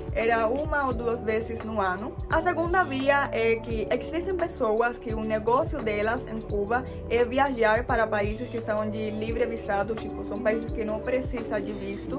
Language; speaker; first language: Portuguese; non-native, fluent; Spanish